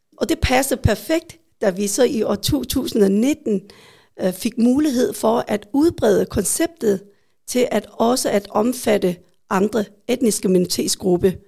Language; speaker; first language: Danish; early bilingual, other home language; Vietnamese